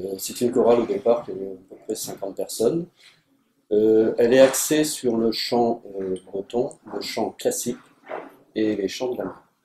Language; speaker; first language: French; native; French